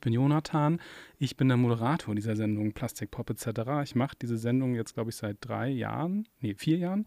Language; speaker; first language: German; native; German